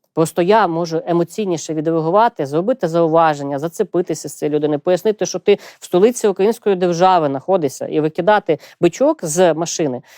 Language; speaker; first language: Ukrainian; native; Ukrainian